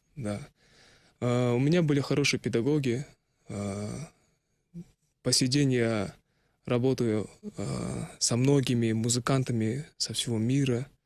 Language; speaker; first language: Russian; non-native, local second language; Kazakh